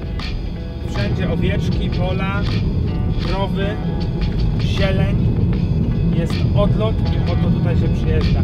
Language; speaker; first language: Polish; native; Polish